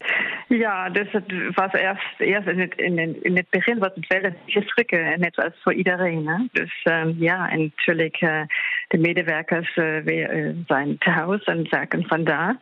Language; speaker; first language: Dutch; non-native, fluent; German